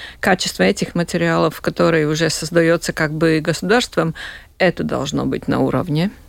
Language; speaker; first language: Russian; non-native, local second language; Latvian